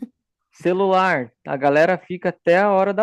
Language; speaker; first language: Portuguese; native; Portuguese